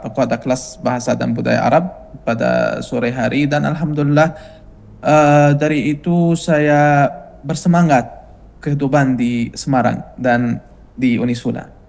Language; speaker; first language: Indonesian; non-native, fluent; Arabic